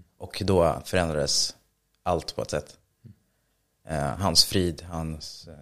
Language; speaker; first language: Swedish; native; Swedish